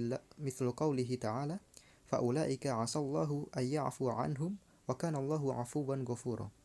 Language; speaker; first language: Arabic; non-native, learner; Indonesian